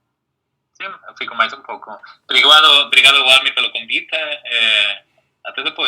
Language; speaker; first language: Portuguese; non-native, fluent; Spanish